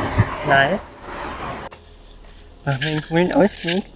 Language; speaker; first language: English; non-native, fluent; German